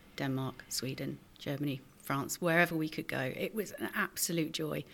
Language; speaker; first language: English; native; English